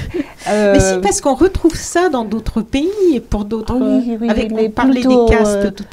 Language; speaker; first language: French; native; French